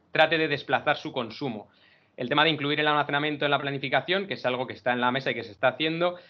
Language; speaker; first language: Spanish; native; Spanish